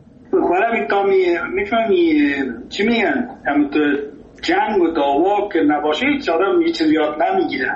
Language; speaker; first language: Persian; native; Persian